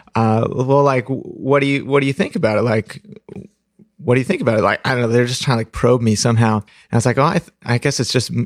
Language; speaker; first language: English; native; English